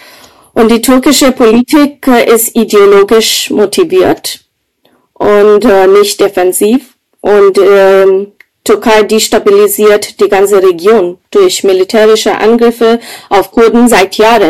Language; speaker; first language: German; non-native, fluent; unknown